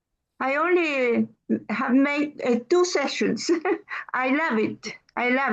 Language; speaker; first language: English; non-native, learner; Spanish